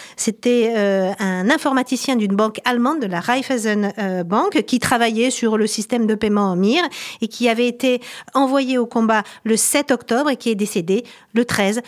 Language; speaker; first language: French; native; French